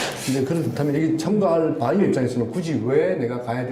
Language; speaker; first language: Korean; native; Korean